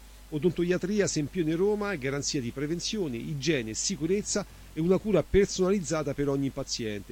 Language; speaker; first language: Italian; native; Italian